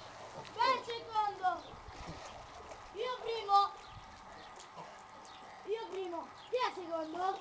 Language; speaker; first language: Italian; early bilingual, other home language; Filipino